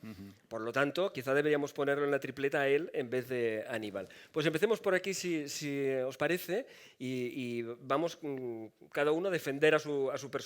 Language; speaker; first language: Spanish; native; Spanish